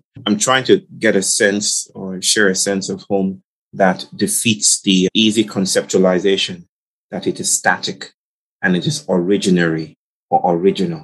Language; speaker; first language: English; non-native, local second language; Yoruba